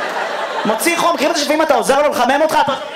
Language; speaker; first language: Hebrew; native; Hebrew